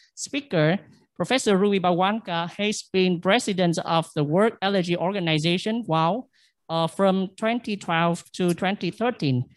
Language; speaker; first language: English; non-native, fluent; Vietnamese